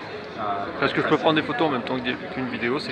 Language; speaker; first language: French; native; French